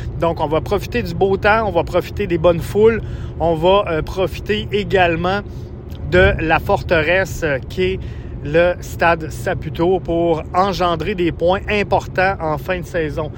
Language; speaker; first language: French; native; French